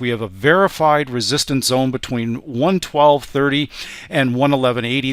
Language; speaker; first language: English; native; English